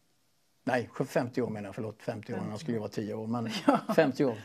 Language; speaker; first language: Swedish; native; Swedish